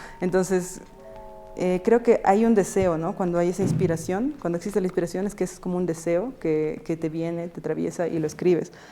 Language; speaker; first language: Spanish; early bilingual, other home language; Russian